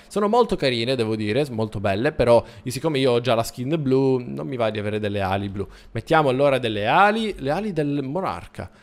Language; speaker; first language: Italian; native; Italian